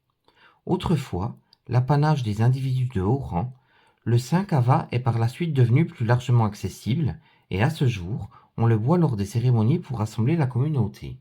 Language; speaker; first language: French; native; French